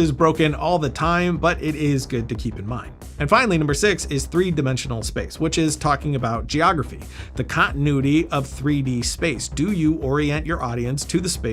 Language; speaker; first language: English; native; English